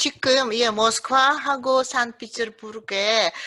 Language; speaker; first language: Korean; early bilingual, heritage; Russian